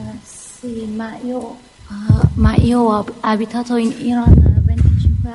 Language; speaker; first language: Italian; non-native, learner; Persian